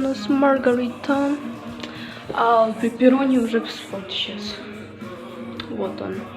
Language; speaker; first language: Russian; non-native, local second language; Kazakh